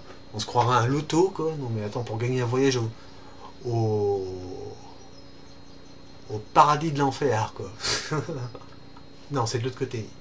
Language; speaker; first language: French; native; French